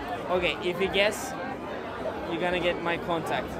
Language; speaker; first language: English; non-native, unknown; Turkish